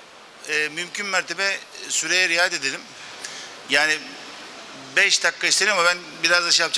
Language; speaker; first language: Turkish; native; Turkish